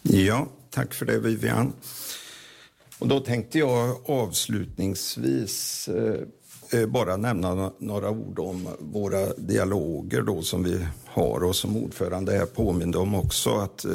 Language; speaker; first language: Swedish; native; Swedish